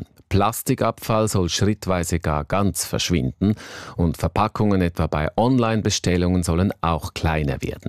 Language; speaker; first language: German; native; German